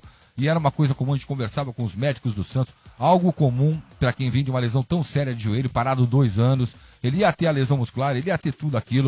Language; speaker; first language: Portuguese; native; Portuguese